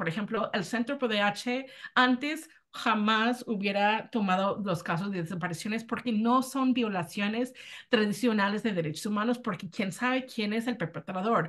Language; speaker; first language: Spanish; non-native, fluent; English